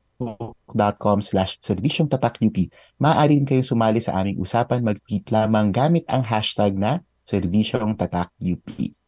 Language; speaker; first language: Filipino; native; Filipino